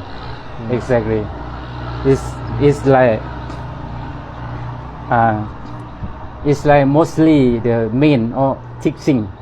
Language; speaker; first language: English; non-native, learner; Thai